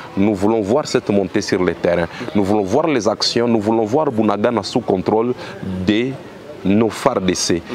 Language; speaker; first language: French; non-native, local second language; Swahili